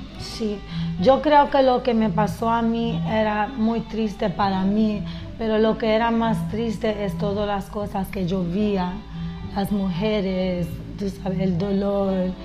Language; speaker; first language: Spanish; early bilingual, heritage; Spanish